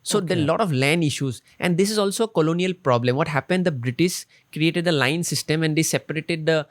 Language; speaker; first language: English; non-native, local second language; Assamese